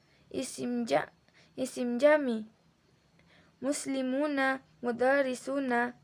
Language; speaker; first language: Arabic; non-native, learner; Indonesian